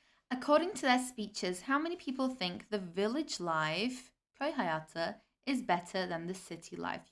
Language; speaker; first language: English; non-native, fluent; Turkish